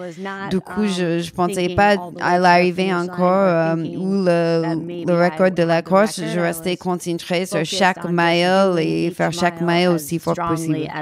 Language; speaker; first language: French; non-native, learner; English